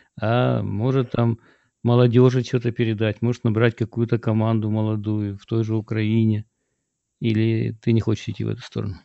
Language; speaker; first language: Russian; native; Russian